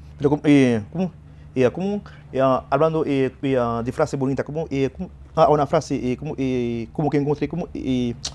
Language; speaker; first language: Spanish; non-native, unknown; Haitian Creole